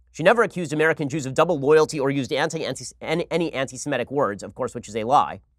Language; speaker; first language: English; native; English